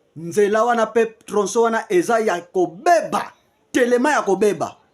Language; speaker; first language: Lingala; non-native, local second language; Kongo